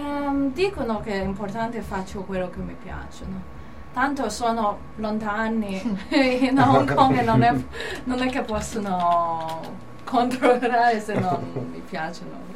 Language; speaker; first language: Italian; non-native, learner; Cantonese